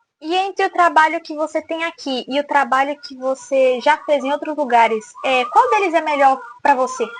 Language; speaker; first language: Portuguese; native; Portuguese